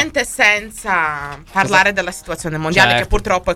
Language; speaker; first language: Italian; native; Italian